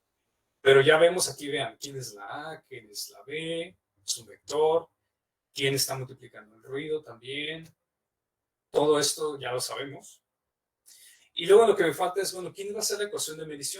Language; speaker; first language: Spanish; native; Spanish